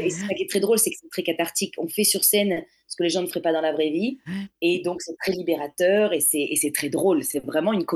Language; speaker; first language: French; native; French